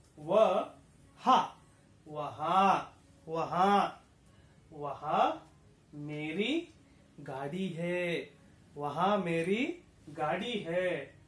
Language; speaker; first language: Hindi; non-native, local second language; Kannada